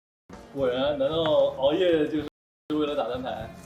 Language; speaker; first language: Chinese; native; Chinese